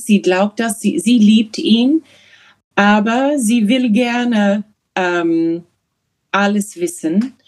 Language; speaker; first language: German; non-native, learner; English